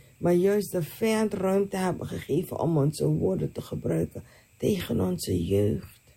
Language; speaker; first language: Dutch; native; Dutch